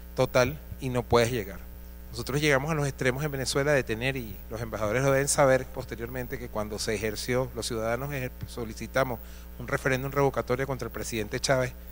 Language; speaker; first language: Spanish; native; Spanish